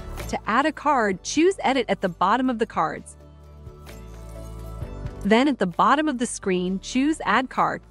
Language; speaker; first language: English; non-native, fluent; Dutch